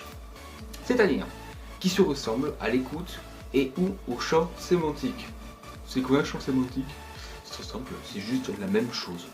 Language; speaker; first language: French; native; French